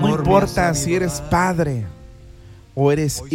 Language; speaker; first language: Spanish; native; Spanish